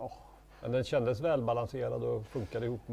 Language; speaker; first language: Swedish; native; Swedish